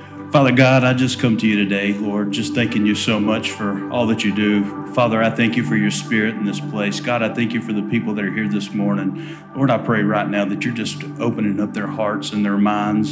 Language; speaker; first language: English; native; English